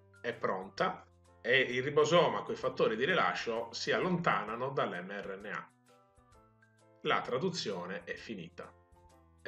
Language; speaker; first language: Italian; native; Italian